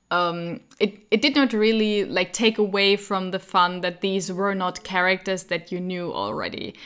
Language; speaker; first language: English; non-native, fluent; German